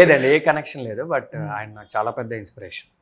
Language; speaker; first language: Telugu; native; Telugu